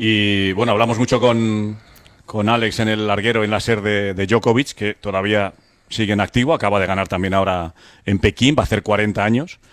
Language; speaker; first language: Spanish; native; Spanish